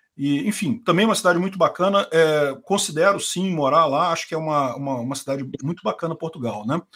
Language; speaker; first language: Portuguese; native; Portuguese